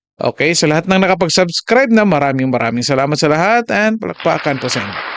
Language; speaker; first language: Filipino; non-native, local second language; Cebuano